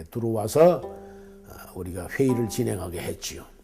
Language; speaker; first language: Korean; native; Korean